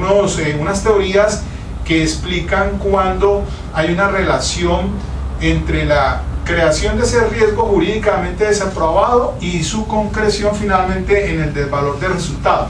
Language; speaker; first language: Spanish; native; Spanish